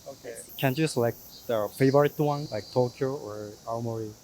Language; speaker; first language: English; non-native, fluent; Japanese